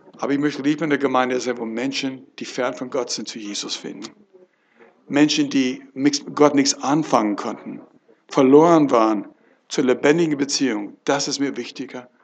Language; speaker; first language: German; non-native, fluent; English